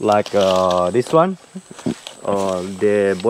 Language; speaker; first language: English; non-native, learner; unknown